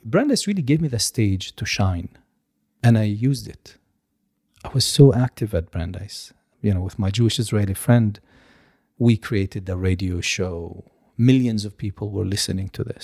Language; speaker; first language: English; non-native, fluent; Hebrew